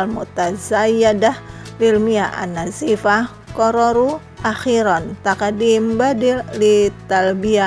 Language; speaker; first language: Arabic; non-native, fluent; Indonesian